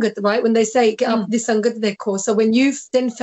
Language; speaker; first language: English; native; English